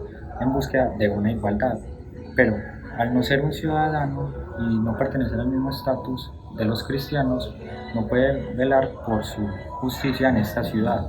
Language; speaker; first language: Spanish; native; Spanish